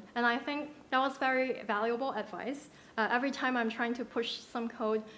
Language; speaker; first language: English; non-native, local second language; Cantonese